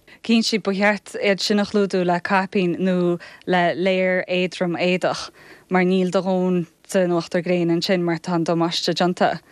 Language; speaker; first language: Irish; native; Irish